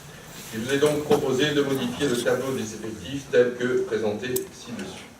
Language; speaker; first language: French; native; French